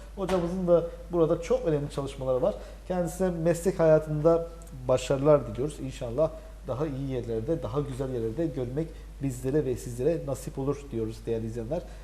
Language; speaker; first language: Turkish; native; Turkish